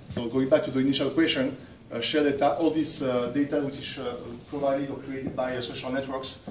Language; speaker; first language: English; non-native, fluent; French